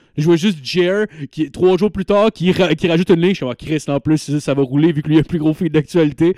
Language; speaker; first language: French; native; French